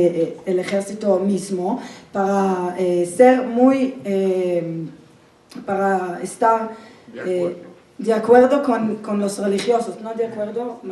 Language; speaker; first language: Spanish; non-native, fluent; Hebrew